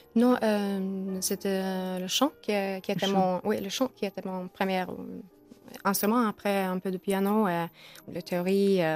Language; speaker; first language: French; native; French